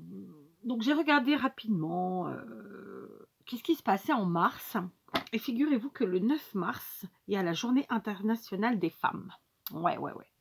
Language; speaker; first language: French; native; French